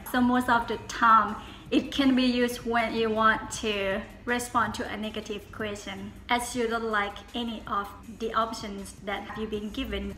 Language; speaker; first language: English; non-native, fluent; Thai